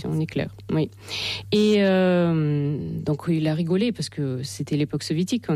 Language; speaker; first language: French; non-native, fluent; Russian